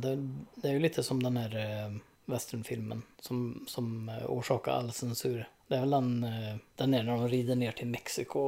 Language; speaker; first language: Swedish; native; Swedish